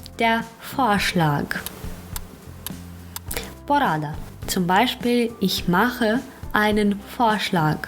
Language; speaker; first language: German; non-native, fluent; Ukrainian